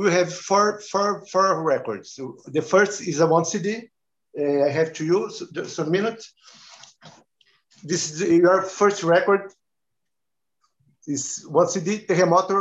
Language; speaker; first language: English; non-native, learner; Portuguese